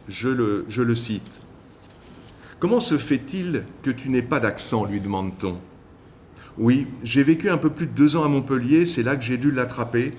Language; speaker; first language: French; native; French